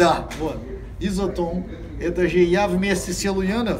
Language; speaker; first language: Russian; non-native, fluent; Portuguese